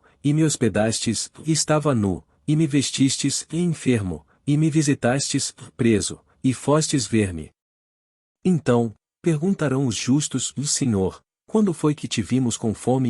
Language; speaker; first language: Portuguese; native; Portuguese